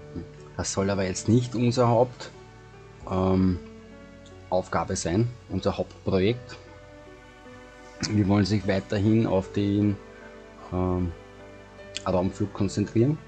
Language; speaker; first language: German; native; German